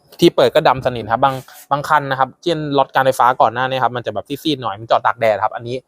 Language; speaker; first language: Thai; native; Thai